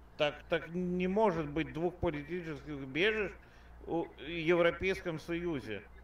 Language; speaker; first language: Russian; non-native, local second language; Lithuanian